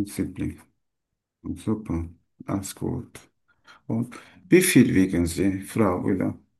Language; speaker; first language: German; non-native, learner; Turkish